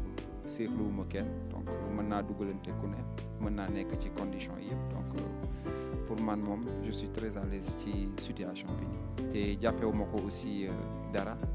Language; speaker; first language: French; non-native, local second language; Wolof